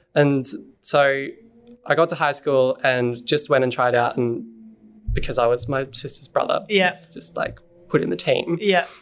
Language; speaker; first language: English; native; English